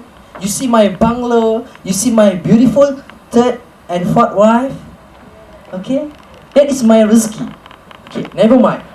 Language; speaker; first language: English; non-native, local second language; Malay